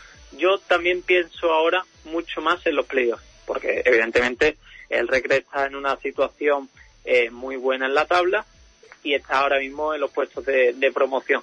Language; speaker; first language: Spanish; native; Spanish